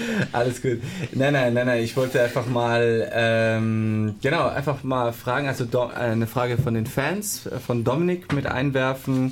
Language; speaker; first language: German; native; German